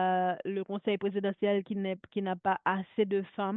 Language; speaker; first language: French; non-native, local second language; Haitian Creole